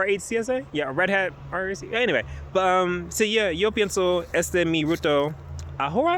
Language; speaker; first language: Spanish; non-native, learner; English